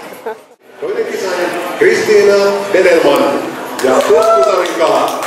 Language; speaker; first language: Finnish; native; Finnish